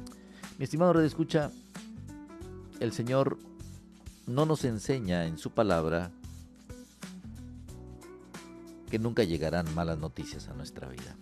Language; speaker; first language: Spanish; native; Spanish